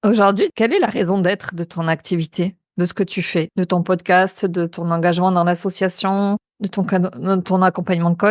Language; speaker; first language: French; native; French